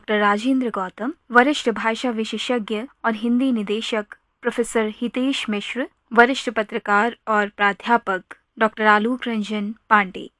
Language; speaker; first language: Hindi; native; Hindi